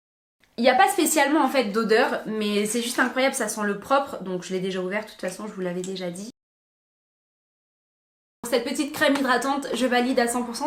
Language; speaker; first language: French; native; French